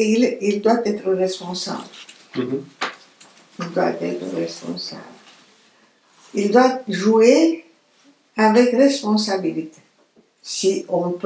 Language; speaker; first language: French; non-native, fluent; Romanian